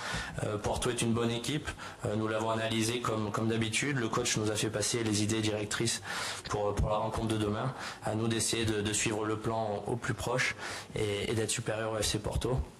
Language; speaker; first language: French; native; French